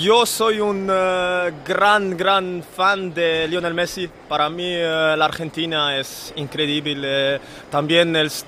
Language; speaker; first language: Spanish; non-native, learner; French